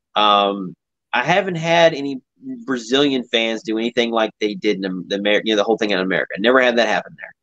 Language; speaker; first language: English; native; English